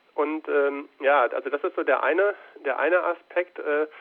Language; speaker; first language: German; native; German